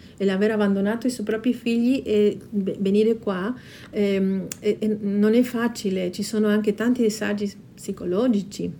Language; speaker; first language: Italian; non-native, fluent; Spanish